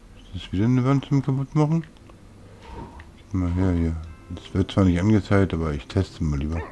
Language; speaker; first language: German; native; German